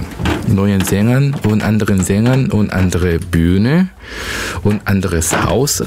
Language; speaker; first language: German; non-native, learner; Korean